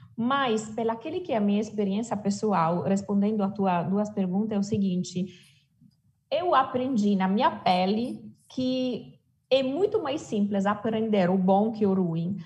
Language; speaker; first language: Portuguese; non-native, fluent; Italian